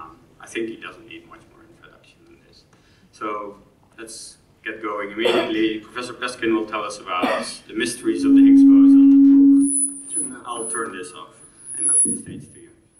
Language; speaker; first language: English; non-native, fluent; Spanish